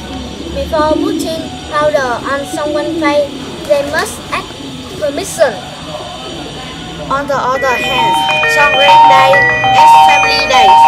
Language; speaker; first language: English; non-native, learner; Vietnamese